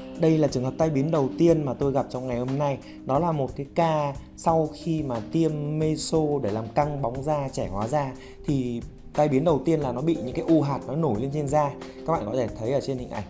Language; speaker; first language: Vietnamese; native; Vietnamese